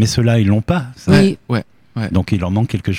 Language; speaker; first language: French; native; French